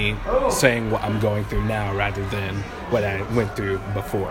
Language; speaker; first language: English; native; English